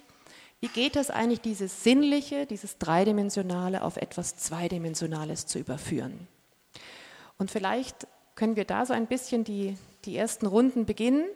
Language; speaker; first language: German; native; German